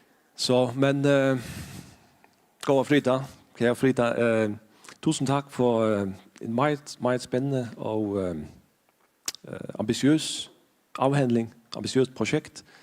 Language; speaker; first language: Danish; non-native, fluent; Faroese